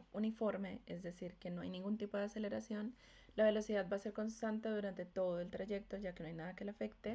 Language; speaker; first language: Spanish; native; Spanish